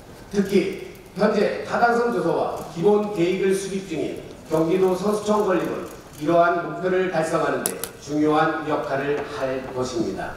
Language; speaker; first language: Korean; native; Korean